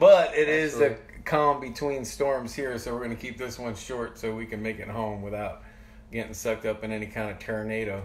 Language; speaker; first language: English; native; English